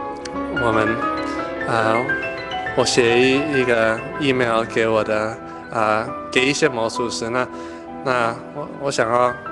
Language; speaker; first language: Chinese; early bilingual, heritage; Chinese